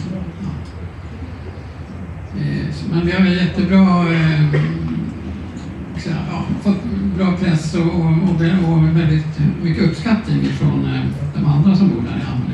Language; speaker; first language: Swedish; native; Swedish